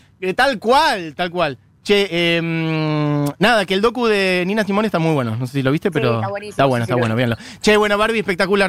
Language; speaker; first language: Spanish; native; Spanish